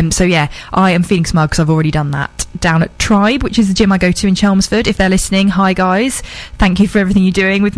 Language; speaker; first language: English; native; English